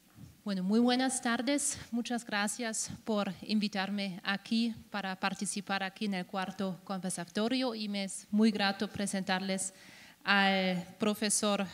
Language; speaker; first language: Spanish; non-native, fluent; German